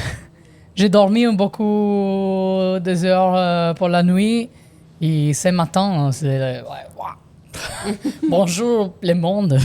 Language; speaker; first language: French; non-native, learner; Italian